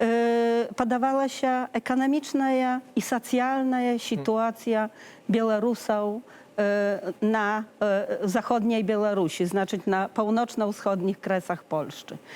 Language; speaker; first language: Polish; non-native, learner; Belarusian